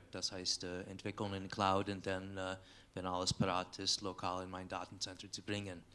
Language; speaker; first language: German; non-native, fluent; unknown